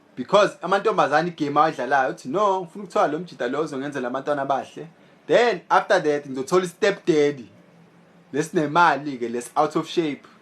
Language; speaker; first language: Zulu; native; Zulu